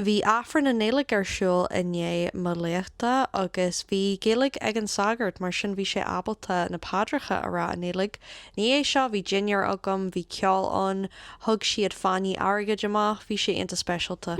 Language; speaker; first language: Irish; native; Irish